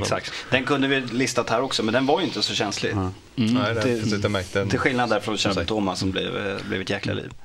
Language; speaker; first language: Swedish; native; Swedish